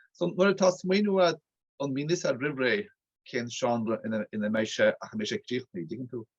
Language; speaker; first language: Irish; native; Irish